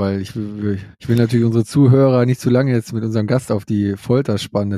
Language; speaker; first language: German; native; German